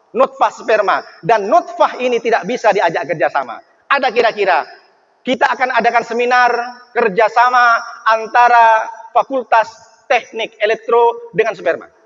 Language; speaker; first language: Indonesian; non-native, local second language; Madurese